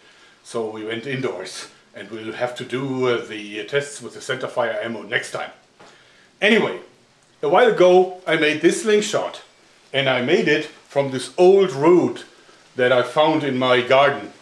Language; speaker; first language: English; non-native, fluent; German